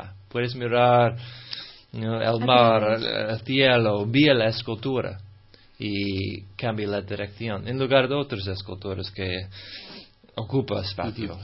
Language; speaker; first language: Spanish; non-native, fluent; English